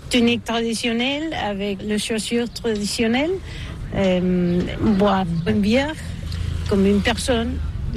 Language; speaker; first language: French; non-native, learner; Catalan